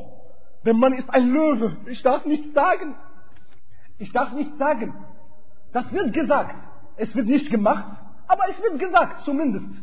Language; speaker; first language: German; non-native, fluent; Arabic